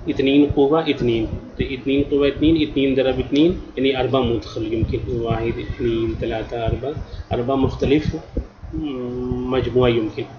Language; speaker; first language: Arabic; non-native, learner; Urdu